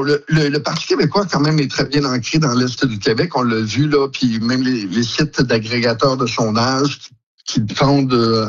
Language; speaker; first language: French; native; French